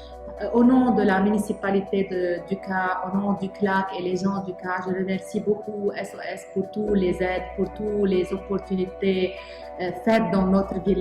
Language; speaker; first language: French; non-native, local second language; Arabic